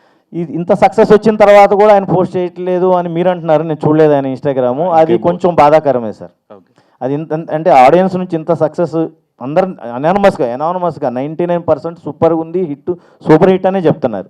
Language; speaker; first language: Telugu; native; Telugu